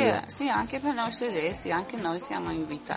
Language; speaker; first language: Italian; non-native, learner; Swedish